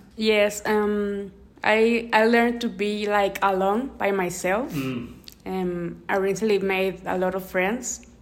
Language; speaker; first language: English; non-native, learner; Spanish